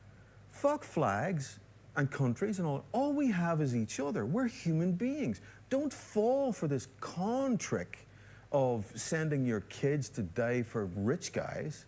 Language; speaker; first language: English; native; English